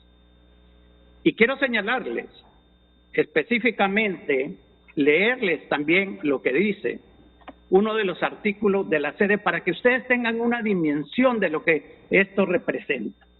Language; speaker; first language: Spanish; native; Spanish